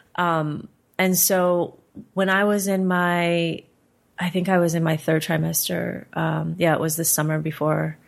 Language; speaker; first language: English; native; English